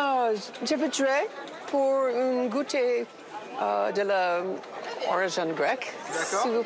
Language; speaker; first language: French; non-native, learner; English